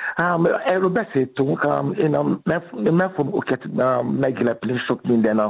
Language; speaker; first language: Hungarian; non-native, fluent; Yoruba